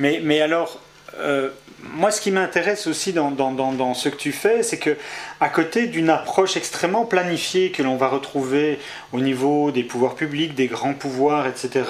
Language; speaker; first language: French; native; French